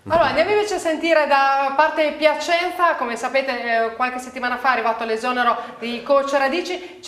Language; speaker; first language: Italian; native; Italian